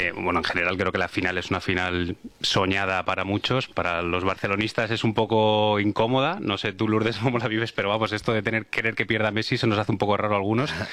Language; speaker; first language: Spanish; native; Spanish